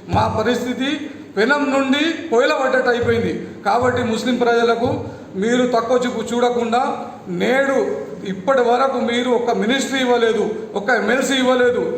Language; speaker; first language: Telugu; non-native, local second language; Urdu